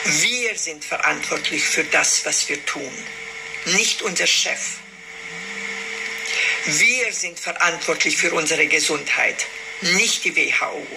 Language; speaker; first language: German; non-native, fluent; Romanian